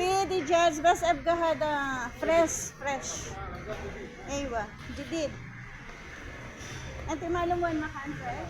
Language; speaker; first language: Arabic; non-native, learner; Filipino